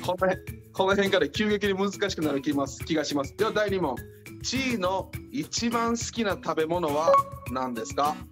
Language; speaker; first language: Japanese; native; Japanese